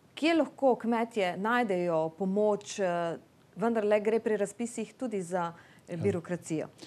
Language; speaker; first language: Slovenian; native; Slovenian